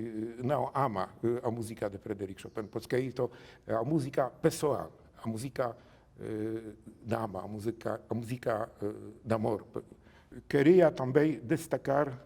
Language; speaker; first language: Portuguese; non-native, learner; Polish